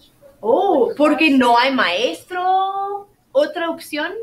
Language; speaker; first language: Spanish; non-native, fluent; English